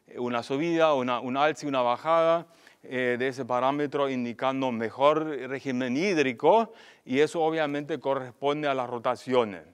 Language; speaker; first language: Spanish; non-native, fluent; German